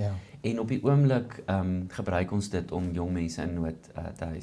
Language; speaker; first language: Afrikaans; native; Afrikaans